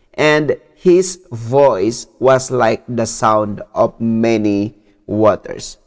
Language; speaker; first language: English; non-native, local second language; Filipino